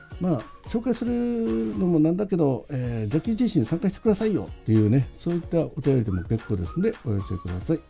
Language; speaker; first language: Japanese; native; Japanese